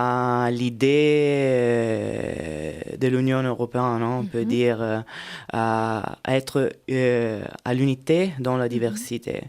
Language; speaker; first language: French; non-native, fluent; Italian